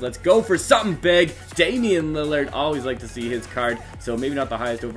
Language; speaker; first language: English; native; English